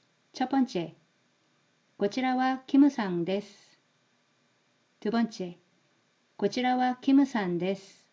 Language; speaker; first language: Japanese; non-native, fluent; Korean